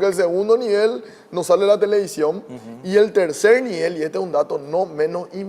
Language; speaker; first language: Spanish; native; Spanish